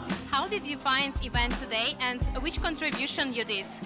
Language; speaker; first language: English; non-native, learner; Russian